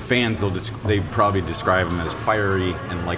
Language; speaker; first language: English; native; English